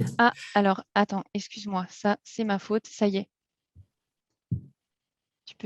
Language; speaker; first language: French; native; French